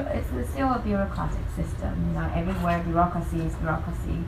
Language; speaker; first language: English; non-native, fluent; Vietnamese